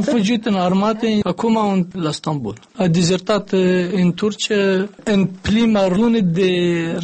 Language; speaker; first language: Romanian; non-native, learner; Arabic